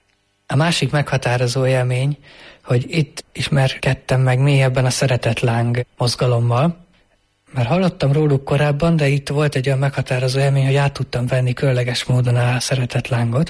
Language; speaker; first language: Hungarian; native; Hungarian